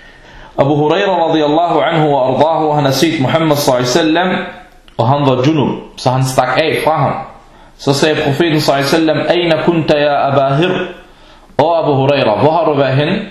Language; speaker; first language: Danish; early bilingual, other home language; Arabic